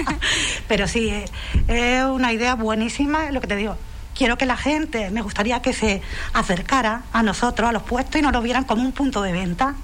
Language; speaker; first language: Spanish; native; Spanish